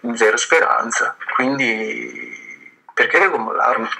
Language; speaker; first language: Italian; non-native, fluent; Chinese